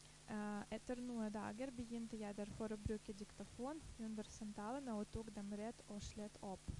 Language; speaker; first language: Norwegian; non-native, fluent; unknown